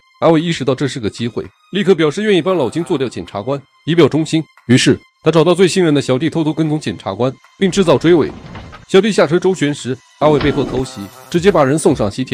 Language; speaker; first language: Chinese; native; Chinese